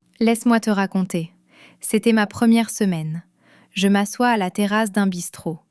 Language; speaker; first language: French; non-native, fluent; English